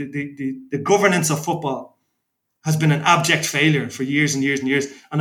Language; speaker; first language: English; native; English